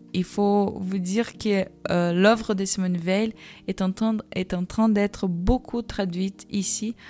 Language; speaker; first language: French; non-native, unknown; Portuguese